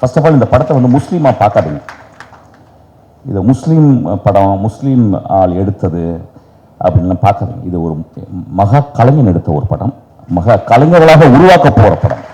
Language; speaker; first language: Tamil; native; Tamil